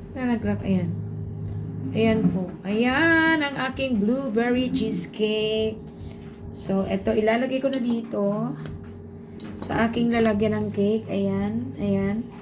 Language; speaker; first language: Filipino; native; Filipino